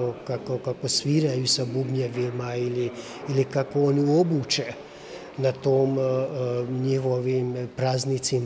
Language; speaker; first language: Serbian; non-native, local second language; Hungarian